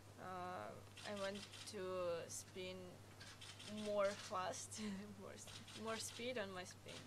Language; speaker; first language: English; non-native, learner; Russian